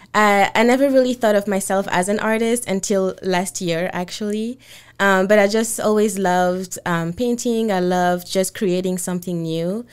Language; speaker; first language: English; non-native, fluent; French